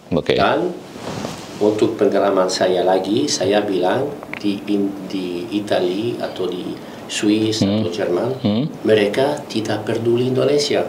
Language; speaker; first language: Indonesian; non-native, learner; Italian